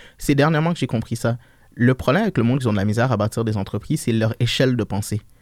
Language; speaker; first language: French; early bilingual, other home language; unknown